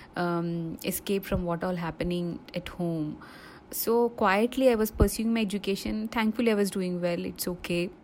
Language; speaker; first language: English; non-native, local second language; Telugu